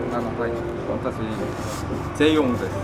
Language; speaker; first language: Japanese; non-native, learner; Korean